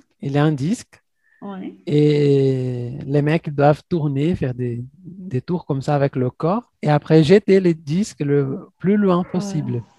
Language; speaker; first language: French; non-native, fluent; Portuguese